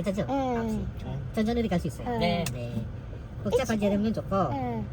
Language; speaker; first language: Korean; non-native, learner; Indonesian